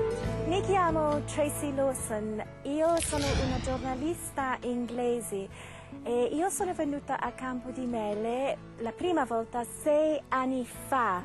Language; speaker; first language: Italian; non-native, fluent; English